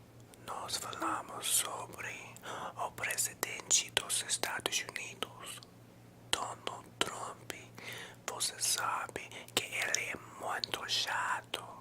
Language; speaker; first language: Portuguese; non-native, learner; English